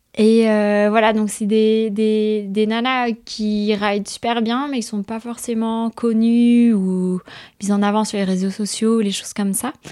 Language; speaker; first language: French; native; French